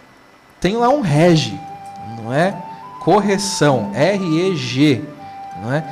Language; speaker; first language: Portuguese; native; Portuguese